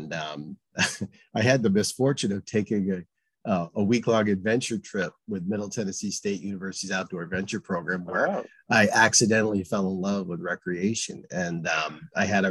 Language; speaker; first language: English; native; English